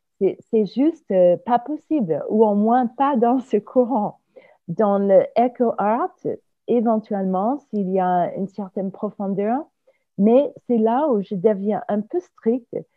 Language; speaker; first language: French; non-native, fluent; English